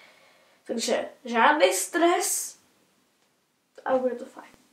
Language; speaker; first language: Czech; early bilingual, heritage; Czech